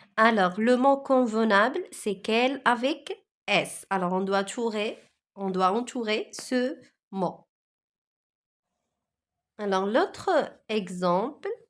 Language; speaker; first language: French; non-native, local second language; Arabic